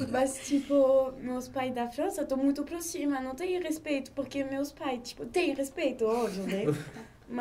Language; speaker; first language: Portuguese; non-native, learner; French